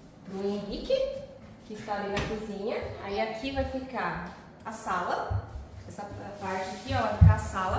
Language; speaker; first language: Portuguese; native; Portuguese